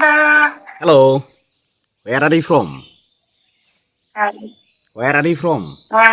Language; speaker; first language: English; non-native, learner; Bangla